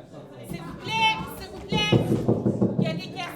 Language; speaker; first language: French; native; French